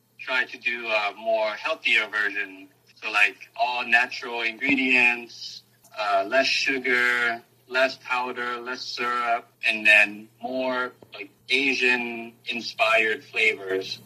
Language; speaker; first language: English; early bilingual, other home language; Lao